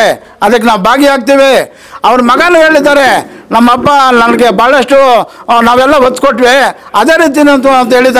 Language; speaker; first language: Kannada; native; Kannada